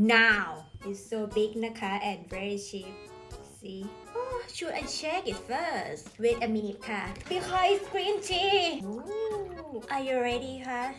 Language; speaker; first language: English; non-native, learner; Thai